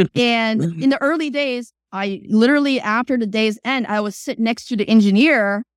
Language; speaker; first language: English; early bilingual, other home language; Chinese